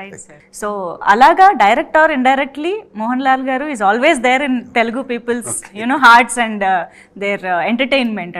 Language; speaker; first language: English; non-native, local second language; Telugu